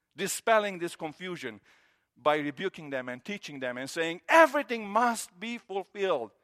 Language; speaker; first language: English; non-native, fluent; Romanian